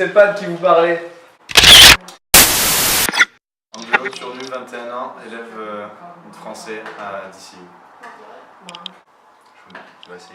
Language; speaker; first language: French; native; French